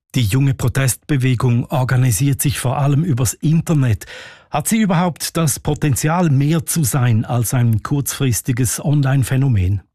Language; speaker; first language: German; native; German